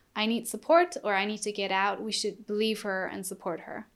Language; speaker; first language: English; non-native, fluent; German